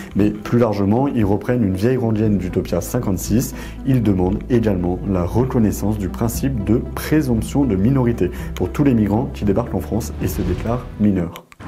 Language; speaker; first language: French; native; French